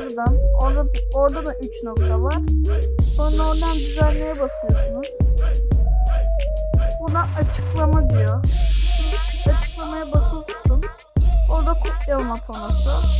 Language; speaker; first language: Turkish; native; Turkish